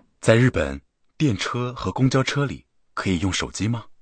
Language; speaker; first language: Chinese; non-native, fluent; Japanese